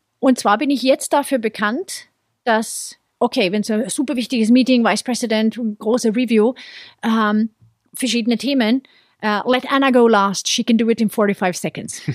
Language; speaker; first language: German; non-native, fluent; Swedish